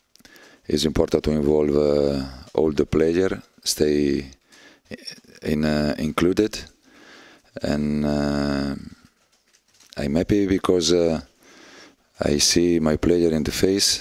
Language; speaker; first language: English; non-native, learner; Italian